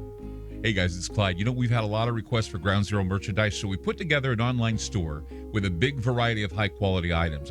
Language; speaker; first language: English; native; English